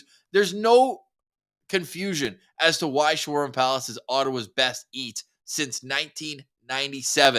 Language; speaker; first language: English; native; English